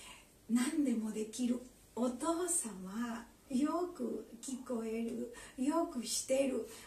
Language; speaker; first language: Japanese; non-native, learner; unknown